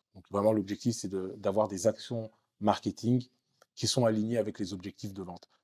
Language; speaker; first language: French; native; French